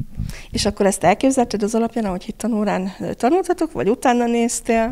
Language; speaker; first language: Hungarian; native; Hungarian